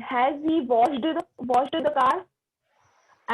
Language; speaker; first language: English; non-native, learner; Hindi